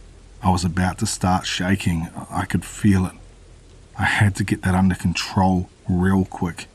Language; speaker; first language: English; native; English